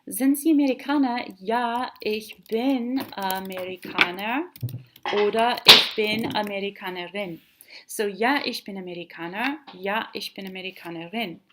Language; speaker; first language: German; non-native, fluent; English